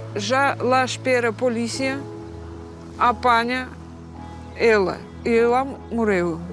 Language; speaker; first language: Portuguese; non-native, learner; Russian